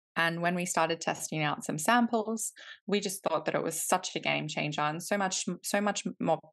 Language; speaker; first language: English; native; English